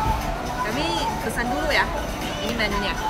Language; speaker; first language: Indonesian; non-native, fluent; Chinese